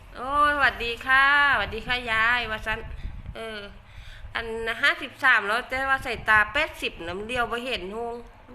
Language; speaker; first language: Thai; native; Thai